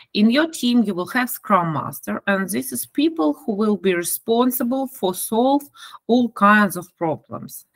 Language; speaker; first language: English; non-native, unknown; Ukrainian